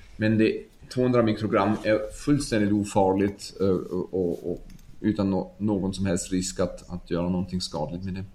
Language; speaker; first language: Swedish; non-native, fluent; German